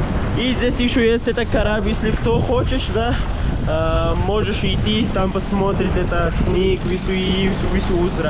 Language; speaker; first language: Russian; non-native, learner; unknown